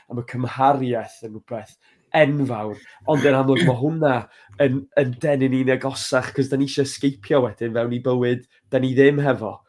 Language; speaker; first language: Welsh; native; Welsh